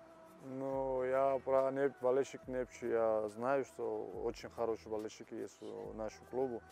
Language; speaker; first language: Russian; non-native, fluent; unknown